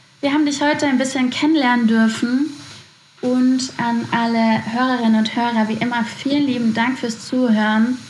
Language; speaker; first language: German; native; German